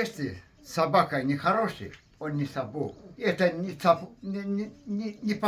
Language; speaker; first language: Russian; non-native, learner; Turkmen